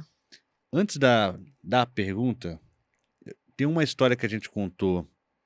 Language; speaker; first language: Portuguese; native; Portuguese